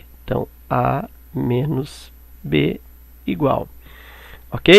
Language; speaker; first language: Portuguese; native; Portuguese